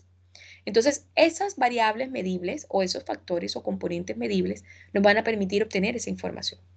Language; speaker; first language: Spanish; native; Spanish